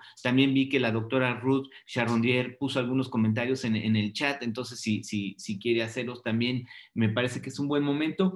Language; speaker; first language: Spanish; native; Spanish